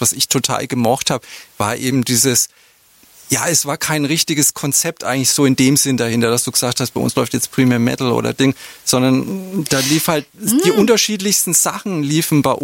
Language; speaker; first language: German; native; German